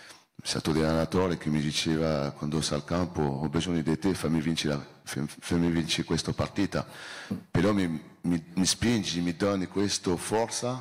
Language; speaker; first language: Italian; non-native, learner; French